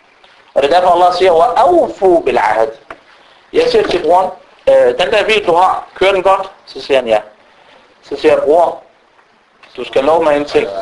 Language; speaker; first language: Danish; non-native, fluent; Arabic